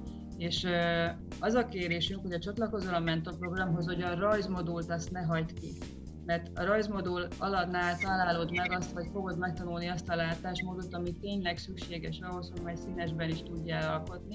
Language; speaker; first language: Hungarian; native; Hungarian